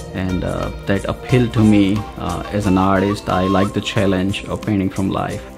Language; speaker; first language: English; non-native, local second language; Gujarati